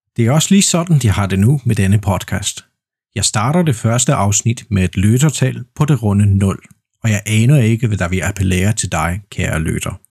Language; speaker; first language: Danish; non-native, fluent; Polish